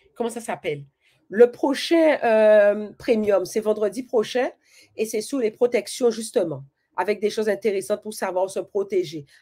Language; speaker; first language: French; native; French